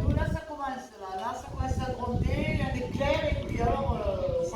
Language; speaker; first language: French; native; French